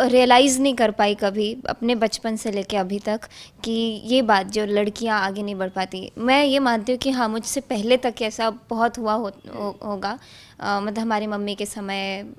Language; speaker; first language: Hindi; native; Hindi